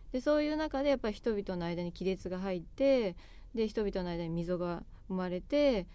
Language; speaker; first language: Japanese; native; Japanese